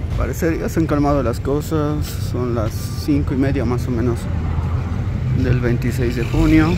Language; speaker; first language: Spanish; native; Spanish